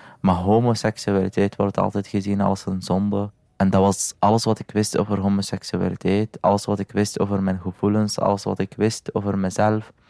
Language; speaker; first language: Dutch; non-native, fluent; Arabic